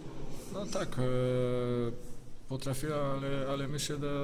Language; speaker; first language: Polish; non-native, fluent; Bosnian